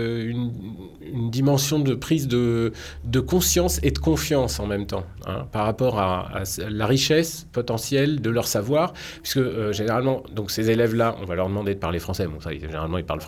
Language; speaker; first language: French; native; French